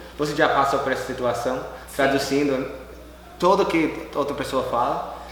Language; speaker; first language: Portuguese; non-native, fluent; English